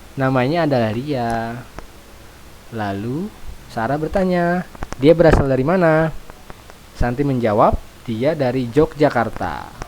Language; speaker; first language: Indonesian; native; Indonesian